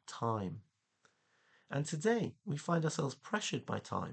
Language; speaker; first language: English; native; English